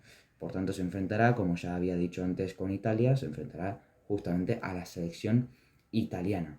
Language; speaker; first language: Spanish; native; Spanish